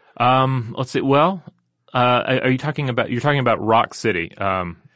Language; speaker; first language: English; native; English